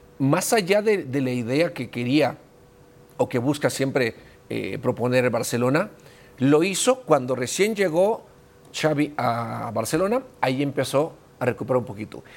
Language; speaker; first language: Spanish; native; Spanish